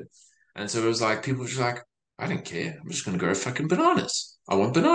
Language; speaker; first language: English; native; English